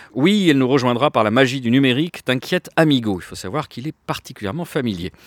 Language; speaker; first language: French; native; French